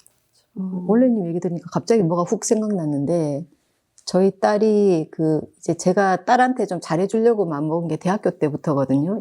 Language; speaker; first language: Korean; native; Korean